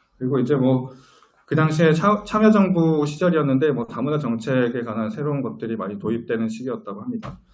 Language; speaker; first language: Korean; native; Korean